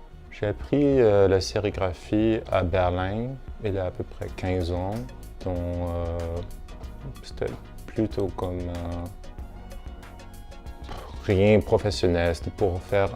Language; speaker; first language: French; non-native, fluent; German